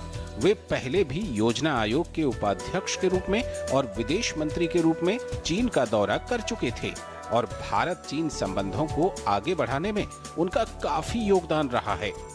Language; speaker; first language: Hindi; native; Hindi